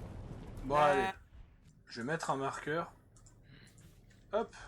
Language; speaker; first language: French; native; French